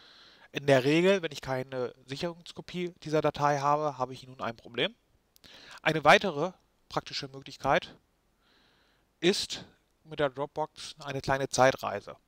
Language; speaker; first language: German; native; German